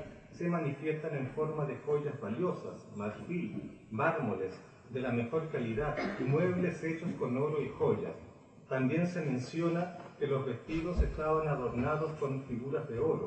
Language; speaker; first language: Spanish; native; Spanish